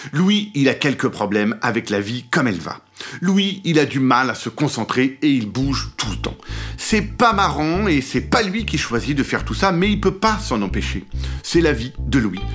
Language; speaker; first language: French; native; French